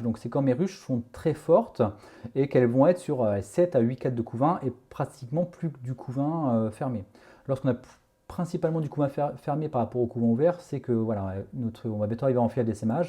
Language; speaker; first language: French; native; French